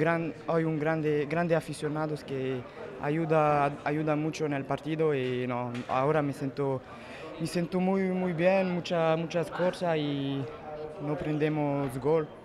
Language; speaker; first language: Spanish; non-native, learner; French